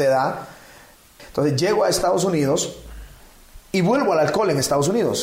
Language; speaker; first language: Spanish; native; Spanish